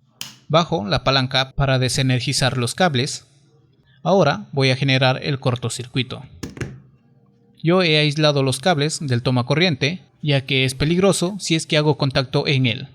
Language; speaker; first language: Spanish; native; Spanish